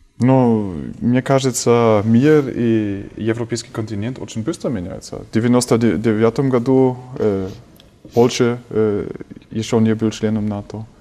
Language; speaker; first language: Russian; non-native, fluent; German